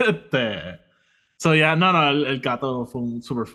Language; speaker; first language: Spanish; native; Spanish